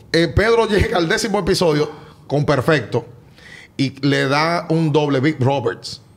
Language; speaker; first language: Spanish; native; Spanish